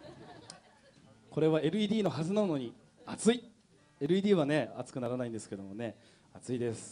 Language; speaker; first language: Japanese; native; Japanese